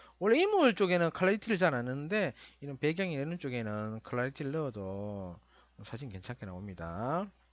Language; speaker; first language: Korean; native; Korean